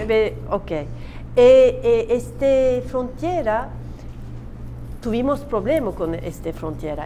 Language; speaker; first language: Spanish; non-native, learner; Turkish